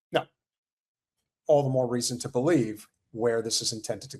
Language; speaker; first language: English; native; English